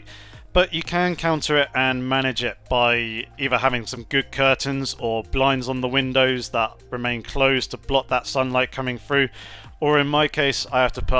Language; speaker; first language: English; native; English